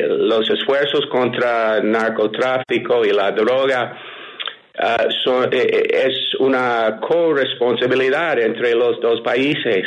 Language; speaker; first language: Spanish; non-native, fluent; English